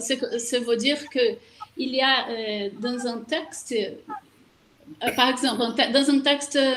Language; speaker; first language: French; non-native, learner; Portuguese